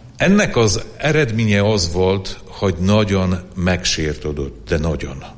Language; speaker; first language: Hungarian; non-native, fluent; Polish